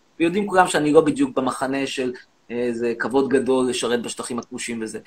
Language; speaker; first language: Hebrew; native; Hebrew